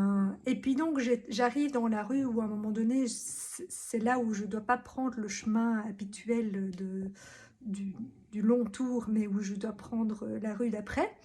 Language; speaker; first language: French; native; French